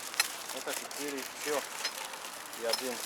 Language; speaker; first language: Russian; non-native, learner; English